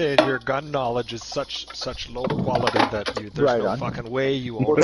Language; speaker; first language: English; native; English